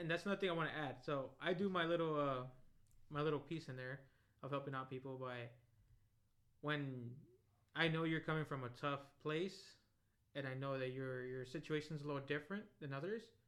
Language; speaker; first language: English; early bilingual, other home language; Spanish